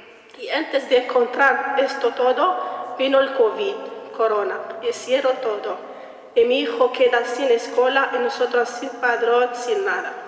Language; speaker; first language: Spanish; non-native, learner; Arabic